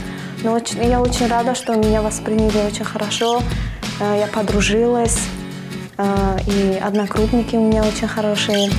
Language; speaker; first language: Russian; non-native, fluent; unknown